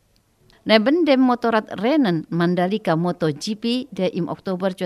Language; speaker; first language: German; non-native, fluent; Indonesian